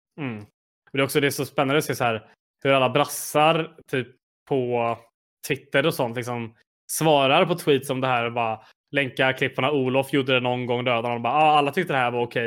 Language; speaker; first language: Swedish; native; Swedish